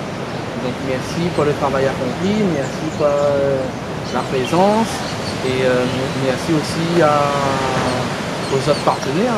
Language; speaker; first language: French; native; French